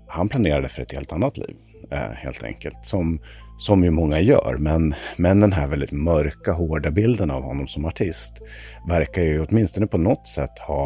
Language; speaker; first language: Swedish; native; Swedish